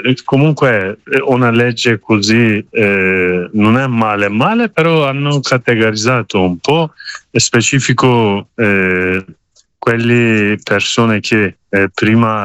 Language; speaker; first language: Italian; non-native, learner; Kurdish